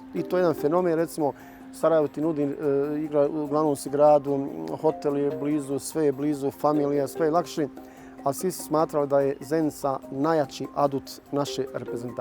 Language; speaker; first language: Bosnian; native; Bosnian